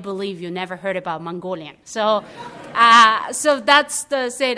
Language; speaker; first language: English; non-native, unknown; Mongolian